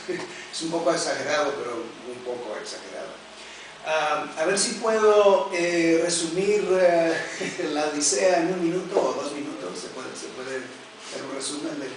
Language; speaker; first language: Spanish; early bilingual, heritage; Spanish